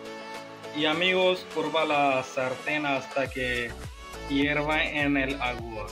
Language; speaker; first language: Spanish; non-native, learner; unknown